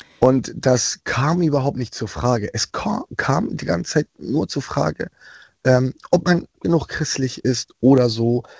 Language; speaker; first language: German; non-native, fluent; Persian